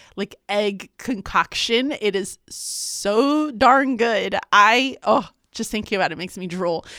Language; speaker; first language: English; native; English